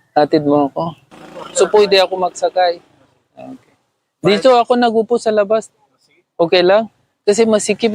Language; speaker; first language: Filipino; non-native, learner; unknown